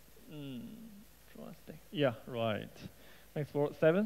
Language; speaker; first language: English; non-native, learner; Chinese